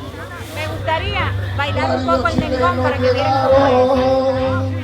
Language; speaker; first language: Spanish; native; Spanish